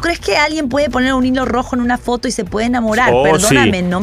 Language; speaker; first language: Spanish; native; Spanish